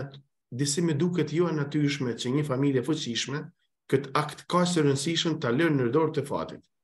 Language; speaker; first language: Albanian; native; Albanian